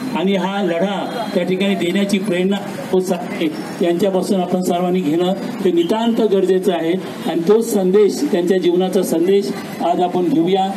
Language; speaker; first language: Marathi; native; Marathi